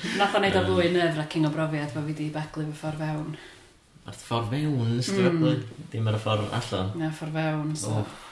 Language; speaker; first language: Welsh; native; Welsh